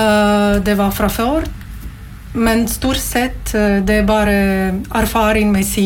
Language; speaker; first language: Norwegian; non-native, learner; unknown